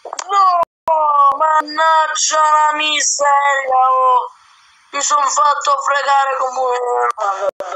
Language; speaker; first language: Italian; native; Italian